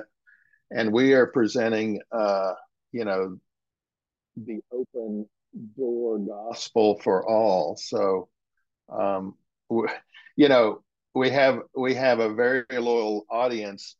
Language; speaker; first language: English; native; English